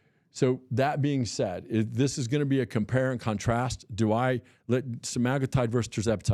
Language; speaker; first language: English; native; English